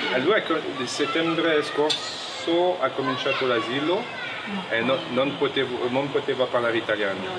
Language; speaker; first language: Italian; non-native, local second language; French